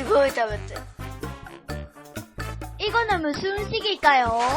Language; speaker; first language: Korean; non-native, learner; Japanese